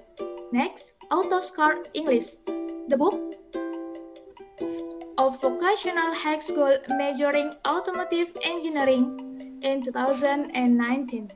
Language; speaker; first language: English; non-native, learner; Indonesian